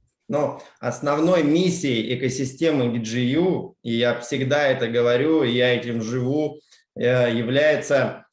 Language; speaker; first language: Russian; native; Russian